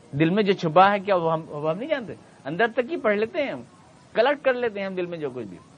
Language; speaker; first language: Urdu; native; Urdu